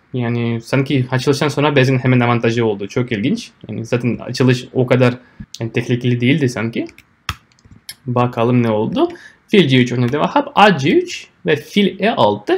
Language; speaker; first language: Turkish; non-native, fluent; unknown